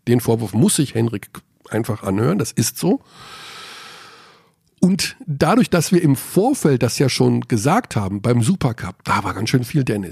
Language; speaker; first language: German; native; German